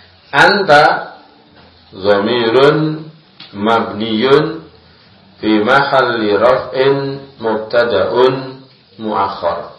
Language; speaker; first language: Arabic; non-native, fluent; Indonesian